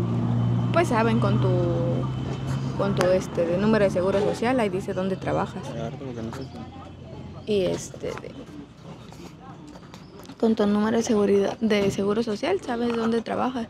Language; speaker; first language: Spanish; native; Spanish